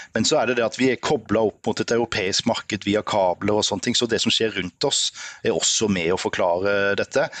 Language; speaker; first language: Norwegian; native; Norwegian